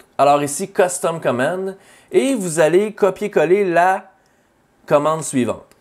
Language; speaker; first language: French; native; French